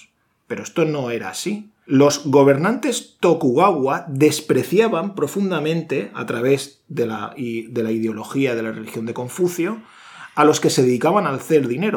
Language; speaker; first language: Spanish; native; Spanish